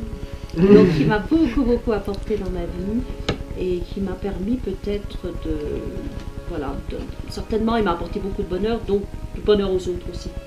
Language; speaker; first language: French; native; French